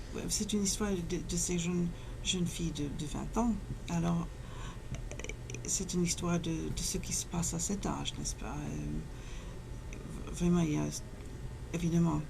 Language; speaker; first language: French; non-native, fluent; English